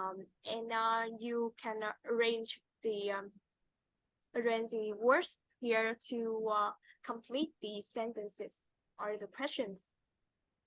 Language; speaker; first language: English; non-native, fluent; Vietnamese